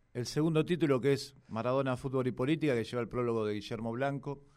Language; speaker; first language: Spanish; native; Spanish